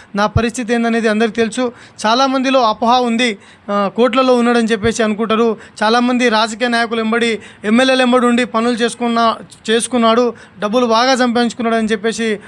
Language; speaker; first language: Telugu; non-native, local second language; Lambadi